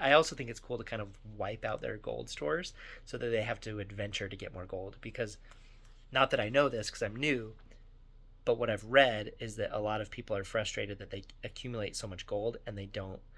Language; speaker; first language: English; native; English